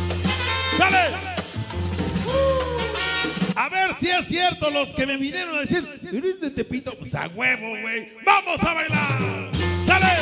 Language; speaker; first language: Spanish; native; Spanish